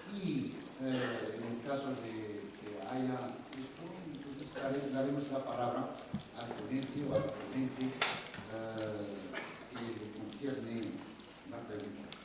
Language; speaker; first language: Spanish; non-native, fluent; Arabic